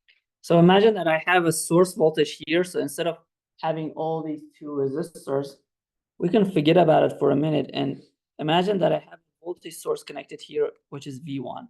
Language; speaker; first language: English; non-native, fluent; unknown